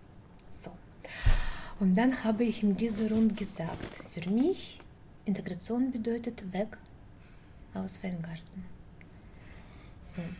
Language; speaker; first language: German; non-native, learner; Russian